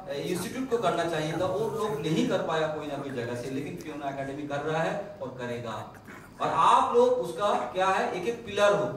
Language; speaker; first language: Hindi; non-native, local second language; Bangla